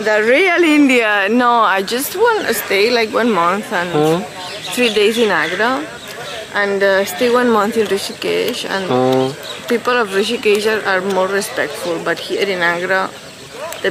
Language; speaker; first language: English; non-native, learner; Spanish